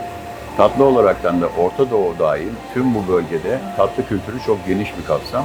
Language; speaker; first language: Turkish; native; Turkish